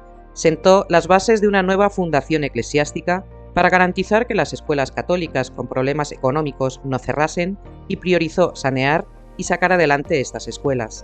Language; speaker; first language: Spanish; native; Spanish